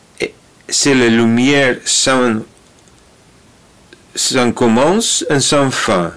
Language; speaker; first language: French; non-native, learner; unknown